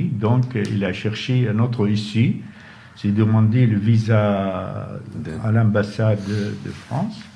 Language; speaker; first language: French; non-native, fluent; Arabic